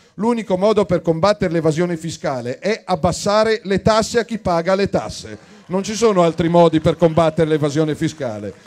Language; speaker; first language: Italian; native; Italian